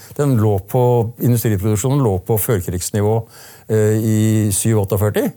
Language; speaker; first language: Norwegian; native; Norwegian